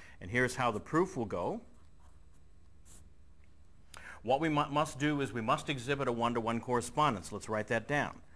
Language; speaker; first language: English; native; English